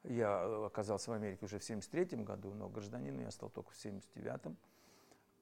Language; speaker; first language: Russian; native; Russian